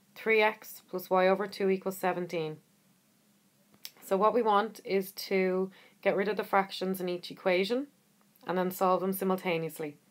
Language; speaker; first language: English; native; English